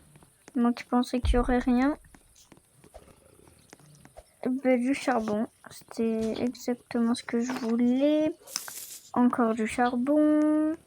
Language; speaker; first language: French; native; French